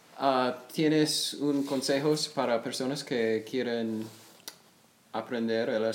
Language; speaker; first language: Spanish; non-native, learner; English